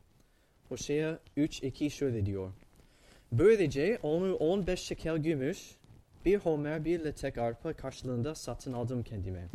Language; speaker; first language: Turkish; non-native, fluent; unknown